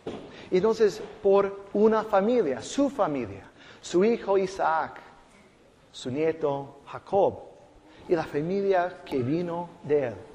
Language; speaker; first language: Spanish; non-native, fluent; English